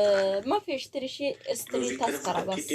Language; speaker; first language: Arabic; non-native, learner; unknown